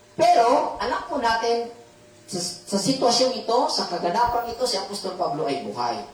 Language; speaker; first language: Filipino; non-native, local second language; Cebuano